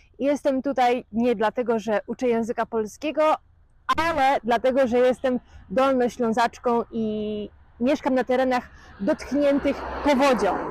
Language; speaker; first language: Polish; native; Polish